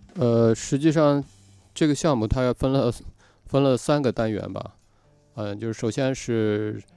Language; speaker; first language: Chinese; native; Chinese